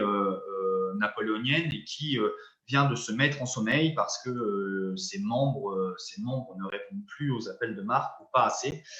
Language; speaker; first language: French; native; French